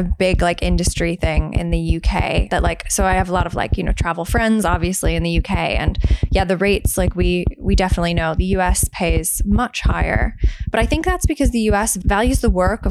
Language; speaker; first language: English; native; English